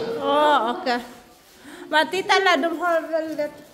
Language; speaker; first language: Swedish; non-native, learner; Filipino